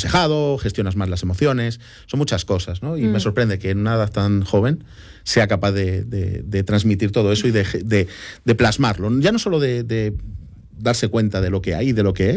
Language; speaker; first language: Spanish; native; Spanish